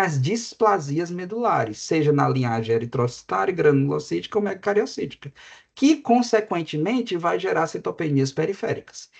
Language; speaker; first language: Portuguese; native; Portuguese